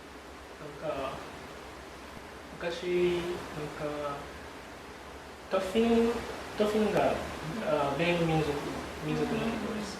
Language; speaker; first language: Japanese; non-native, learner; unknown